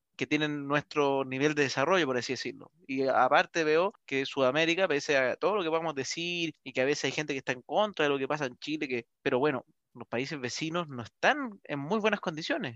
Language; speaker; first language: Spanish; native; Spanish